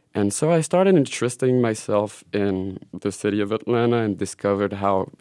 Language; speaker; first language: English; non-native, fluent; French